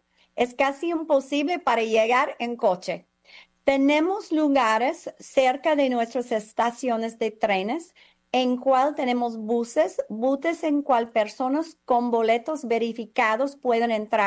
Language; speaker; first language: Spanish; non-native, fluent; English